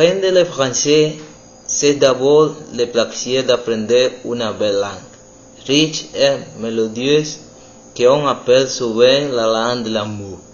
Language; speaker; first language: French; non-native, learner; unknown